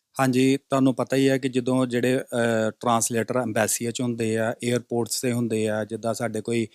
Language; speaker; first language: Punjabi; native; Punjabi